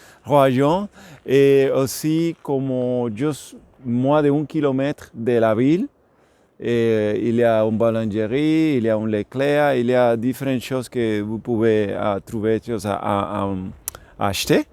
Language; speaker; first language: French; non-native, learner; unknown